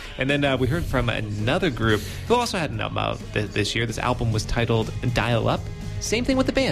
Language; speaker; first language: English; native; English